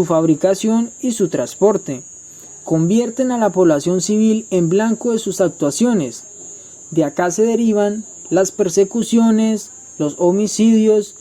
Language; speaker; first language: Spanish; native; Spanish